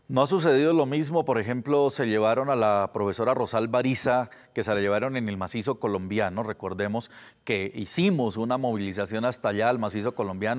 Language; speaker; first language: Spanish; native; Spanish